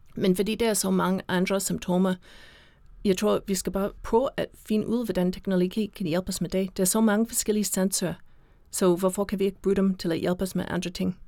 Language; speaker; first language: Danish; non-native, fluent; English